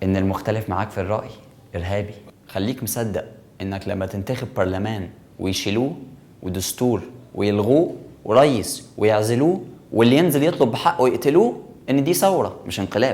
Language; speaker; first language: Arabic; native; Arabic